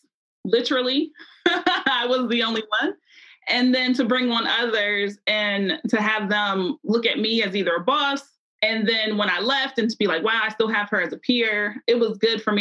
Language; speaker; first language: English; native; English